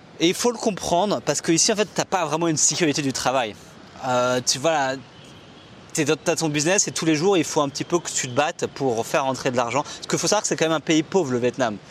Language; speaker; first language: French; native; French